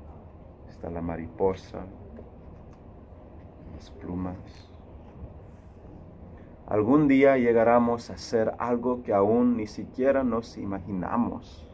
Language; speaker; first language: Spanish; early bilingual, heritage; Spanish